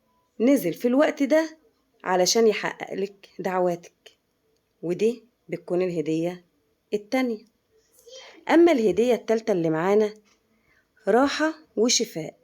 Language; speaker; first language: Arabic; native; Arabic